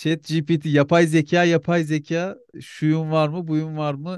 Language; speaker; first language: Turkish; native; Turkish